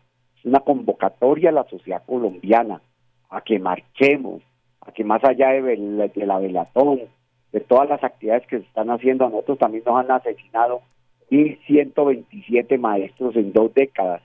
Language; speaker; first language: Spanish; native; Spanish